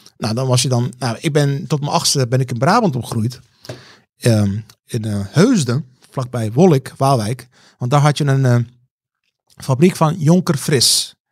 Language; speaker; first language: Dutch; early bilingual, other home language; Turkish